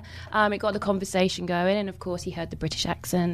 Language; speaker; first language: English; native; English